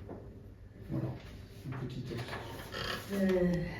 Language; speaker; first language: French; native; French